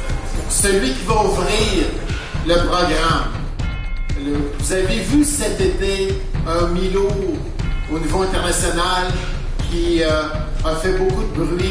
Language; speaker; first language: French; native; French